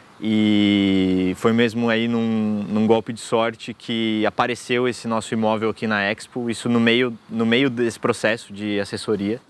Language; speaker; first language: Portuguese; native; Portuguese